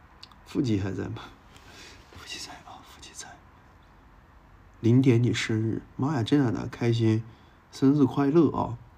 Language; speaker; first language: Chinese; native; Chinese